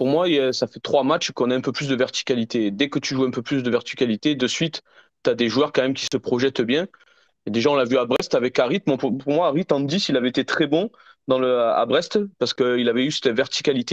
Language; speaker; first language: French; native; French